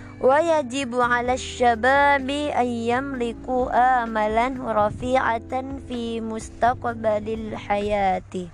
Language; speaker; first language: Arabic; non-native, learner; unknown